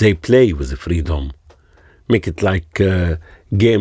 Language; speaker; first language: English; non-native, learner; Arabic